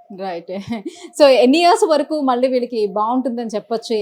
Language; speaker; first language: Telugu; native; Telugu